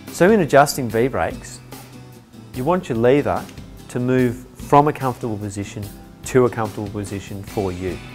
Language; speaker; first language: English; native; English